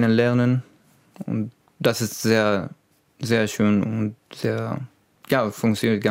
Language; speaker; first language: German; non-native, learner; Arabic